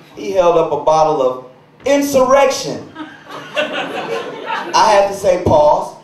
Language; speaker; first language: English; native; English